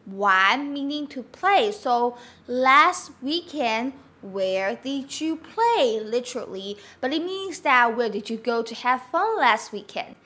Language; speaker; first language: English; non-native, fluent; Chinese